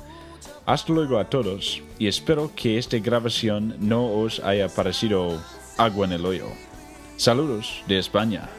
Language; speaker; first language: Spanish; non-native, learner; English